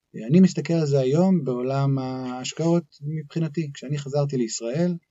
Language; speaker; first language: Hebrew; native; Hebrew